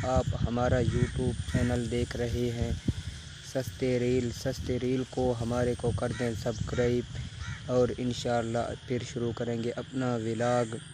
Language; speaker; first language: Urdu; non-native, local second language; Saraiki